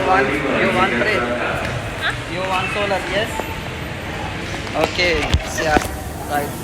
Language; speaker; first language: English; non-native, learner; Urdu